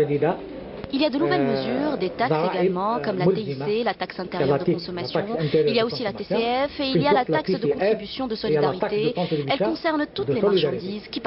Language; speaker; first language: French; non-native, local second language; Arabic